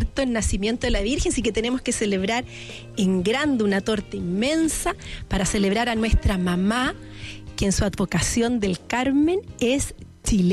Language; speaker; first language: Spanish; native; Spanish